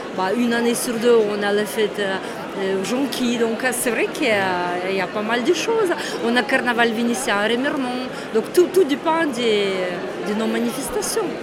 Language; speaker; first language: French; non-native, fluent; Romanian